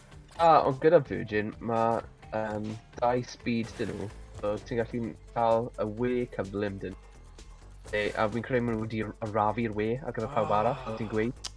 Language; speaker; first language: Welsh; native; Welsh